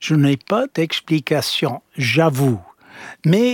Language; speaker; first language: French; non-native, fluent; English